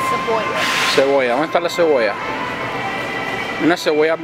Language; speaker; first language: Spanish; early bilingual, heritage; Spanish